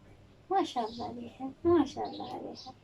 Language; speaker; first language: Arabic; non-native, learner; Amharic